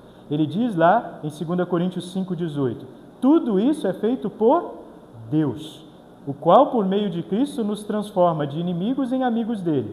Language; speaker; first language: Portuguese; native; Portuguese